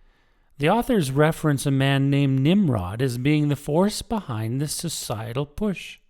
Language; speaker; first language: English; native; English